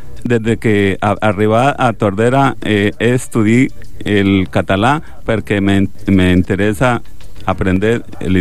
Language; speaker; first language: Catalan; non-native, learner; Spanish